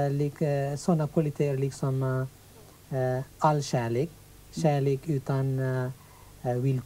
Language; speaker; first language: Swedish; non-native, fluent; Sinhala